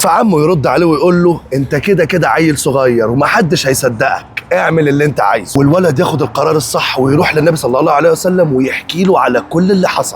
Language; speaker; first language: Arabic; native; Arabic